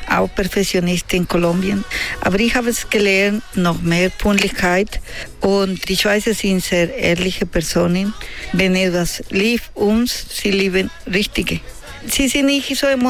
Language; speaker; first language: German; non-native, learner; Spanish